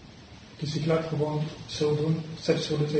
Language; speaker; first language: Dutch; non-native, fluent; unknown